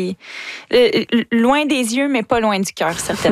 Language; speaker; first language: French; native; French